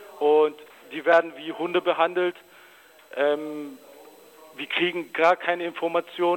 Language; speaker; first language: German; early bilingual, other home language; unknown